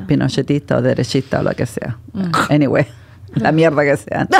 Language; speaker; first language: French; non-native, learner; Spanish